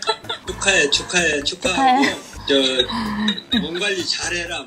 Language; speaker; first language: Korean; native; Korean